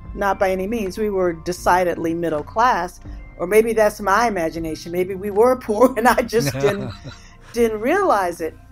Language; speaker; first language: English; native; English